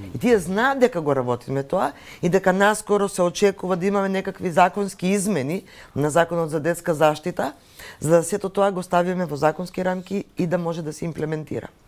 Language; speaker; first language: Macedonian; native; Macedonian